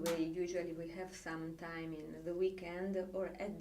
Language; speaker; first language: English; non-native, fluent; Italian